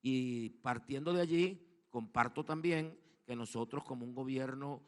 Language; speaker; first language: Spanish; native; Spanish